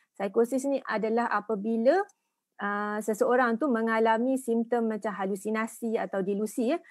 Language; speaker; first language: Malay; native; Malay